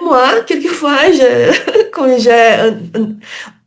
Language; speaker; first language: French; non-native, learner; Portuguese